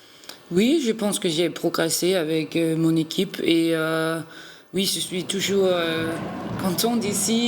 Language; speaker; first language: French; non-native, learner; Danish